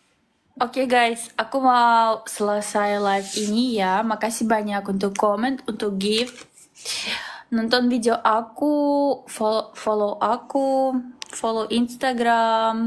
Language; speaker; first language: Indonesian; non-native, learner; Russian